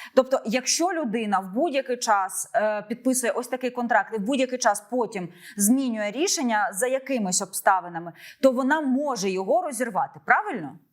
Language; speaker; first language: Ukrainian; native; Ukrainian